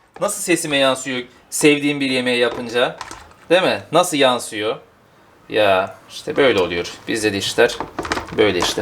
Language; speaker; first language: Turkish; native; Turkish